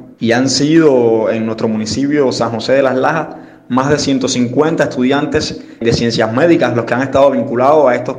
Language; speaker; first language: Spanish; native; Spanish